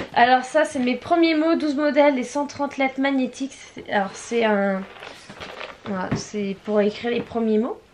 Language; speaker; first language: French; native; French